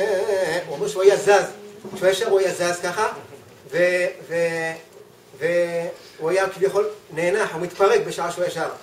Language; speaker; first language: Hebrew; native; Hebrew